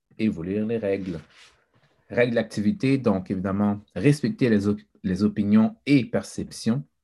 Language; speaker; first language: French; early bilingual, other home language; Haitian Creole